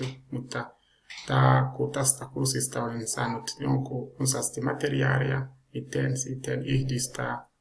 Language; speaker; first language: Finnish; non-native, learner; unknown